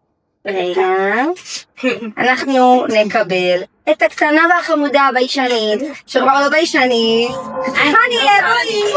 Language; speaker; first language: Hebrew; native; Hebrew